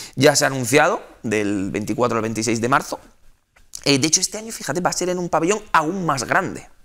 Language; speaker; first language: Spanish; native; Spanish